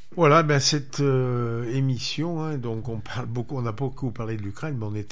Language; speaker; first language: French; native; French